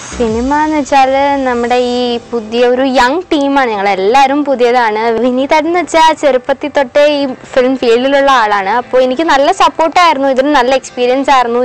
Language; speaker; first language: Malayalam; non-native, local second language; Konkani